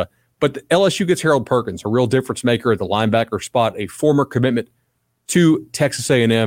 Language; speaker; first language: English; native; English